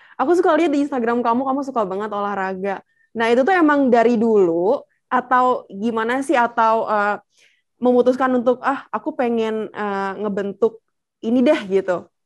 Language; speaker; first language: Indonesian; native; Indonesian